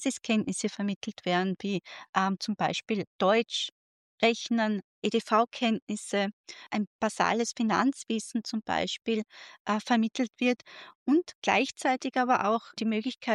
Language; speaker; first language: German; native; German